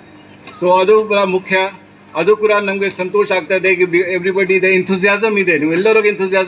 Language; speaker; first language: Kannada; non-native, fluent; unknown